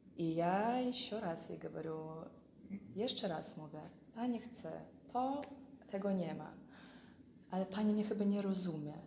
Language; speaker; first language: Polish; non-native, learner; Russian